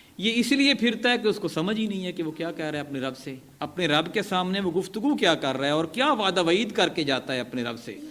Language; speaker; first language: Urdu; non-native, local second language; Punjabi